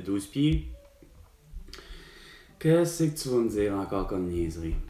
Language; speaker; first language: French; native; French